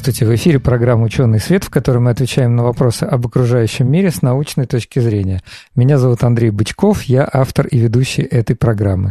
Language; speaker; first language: Russian; native; Russian